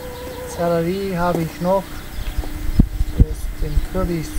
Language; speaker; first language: German; non-native, learner; Italian